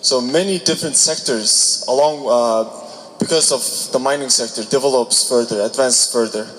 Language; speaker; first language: English; non-native, fluent; Mongolian